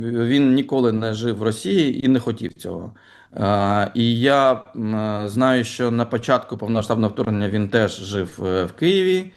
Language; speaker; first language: Ukrainian; non-native, local second language; Russian